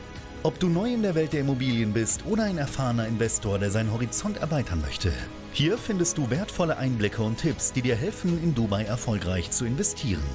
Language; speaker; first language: German; native; German